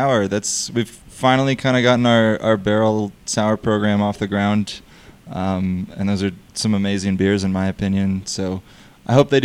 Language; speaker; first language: English; native; English